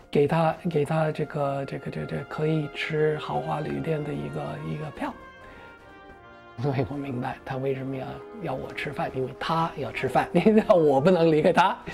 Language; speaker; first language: Chinese; non-native, fluent; English